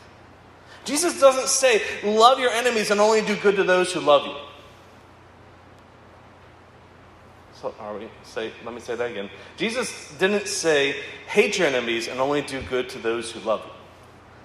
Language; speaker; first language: English; native; English